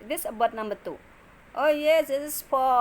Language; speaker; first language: English; non-native, learner; Indonesian